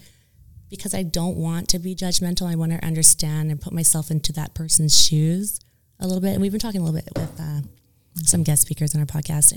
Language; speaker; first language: English; native; English